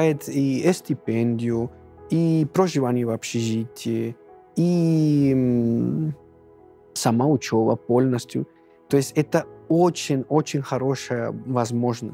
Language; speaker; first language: Russian; non-native, fluent; Spanish